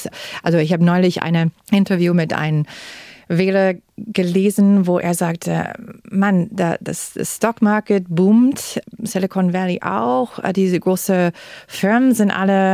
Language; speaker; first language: German; non-native, fluent; English